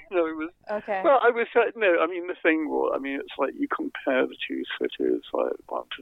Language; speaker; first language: English; native; English